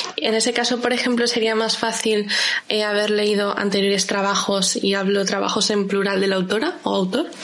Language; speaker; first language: Spanish; native; Spanish